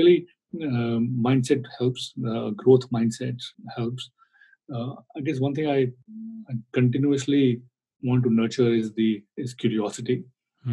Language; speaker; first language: English; non-native, local second language; Hindi